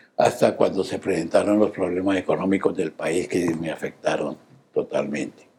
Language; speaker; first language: Spanish; native; Spanish